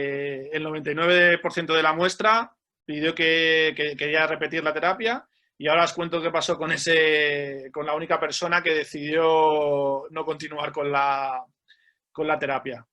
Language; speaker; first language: Spanish; native; Spanish